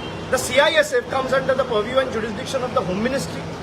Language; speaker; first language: English; non-native, local second language; Bangla